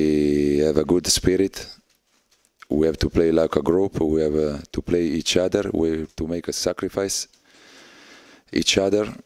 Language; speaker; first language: English; non-native, learner; Italian